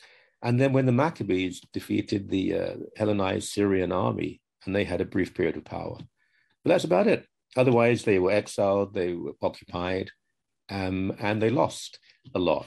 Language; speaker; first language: English; native; English